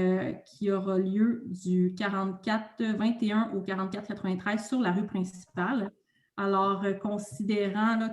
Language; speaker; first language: French; native; French